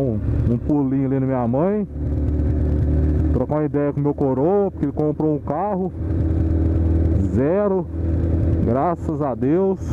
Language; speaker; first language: Portuguese; native; Portuguese